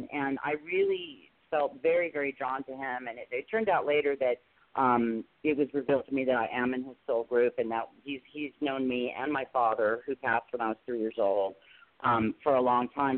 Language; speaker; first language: English; native; English